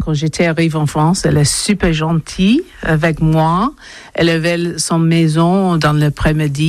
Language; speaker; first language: French; non-native, learner; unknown